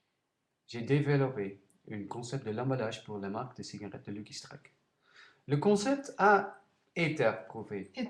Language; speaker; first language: French; non-native, learner; Dutch